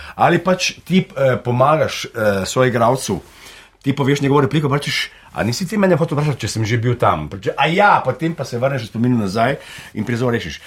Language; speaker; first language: Slovenian; native; Slovenian